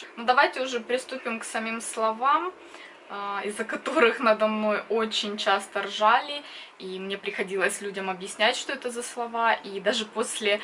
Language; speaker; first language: Russian; native; Russian